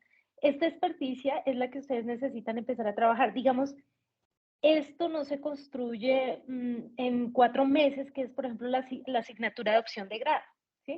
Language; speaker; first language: Spanish; native; Spanish